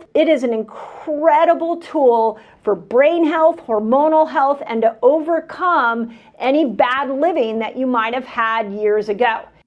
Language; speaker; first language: English; native; English